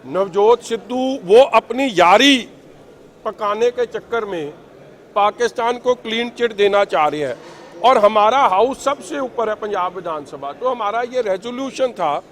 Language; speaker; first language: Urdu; non-native, local second language; Punjabi